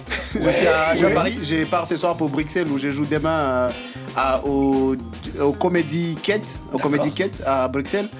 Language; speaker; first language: French; non-native, local second language; Swahili